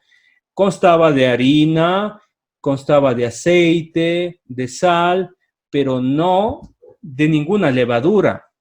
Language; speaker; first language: Spanish; native; Spanish